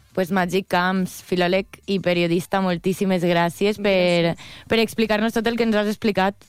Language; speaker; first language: Catalan; native; Catalan